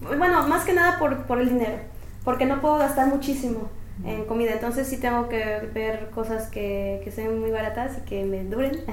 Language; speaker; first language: Spanish; native; Spanish